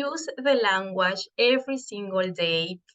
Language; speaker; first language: English; non-native, fluent; Spanish